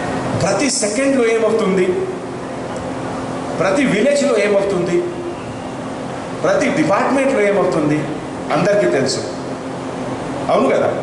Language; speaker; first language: Telugu; non-native, fluent; Hindi